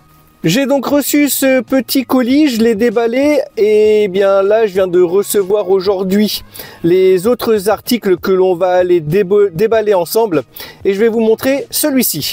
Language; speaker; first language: French; native; French